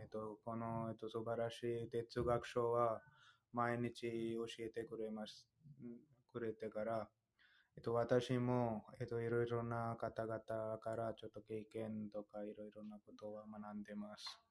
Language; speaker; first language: Japanese; non-native, fluent; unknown